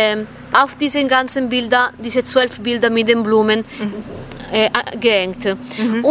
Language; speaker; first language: German; non-native, fluent; Italian